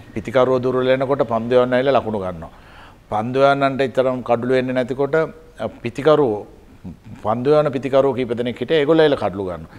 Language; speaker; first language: Sinhala; native; Sinhala